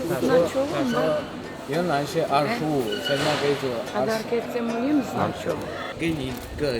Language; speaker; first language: Chinese; non-native, fluent; Turkmen